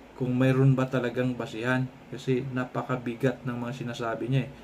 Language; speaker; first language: Filipino; non-native, local second language; Cebuano